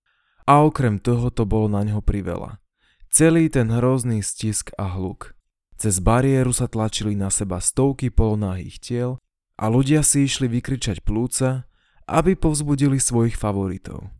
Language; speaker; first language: Slovak; native; Slovak